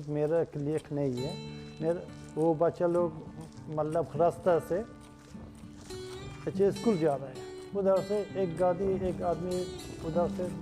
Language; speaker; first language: Hindi; non-native, learner; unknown